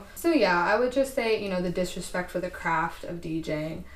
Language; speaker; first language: English; native; English